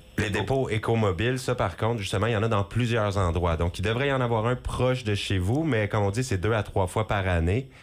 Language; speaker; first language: French; native; French